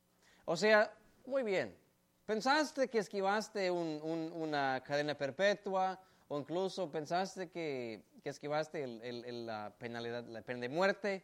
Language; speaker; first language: Spanish; native; Spanish